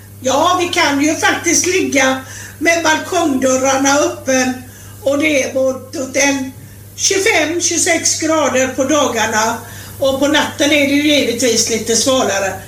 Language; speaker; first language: Swedish; native; Swedish